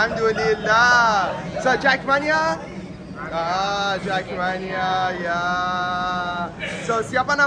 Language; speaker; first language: Indonesian; non-native, learner; Persian